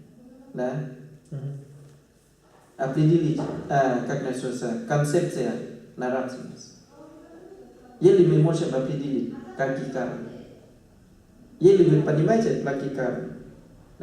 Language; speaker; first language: Russian; non-native, fluent; Thai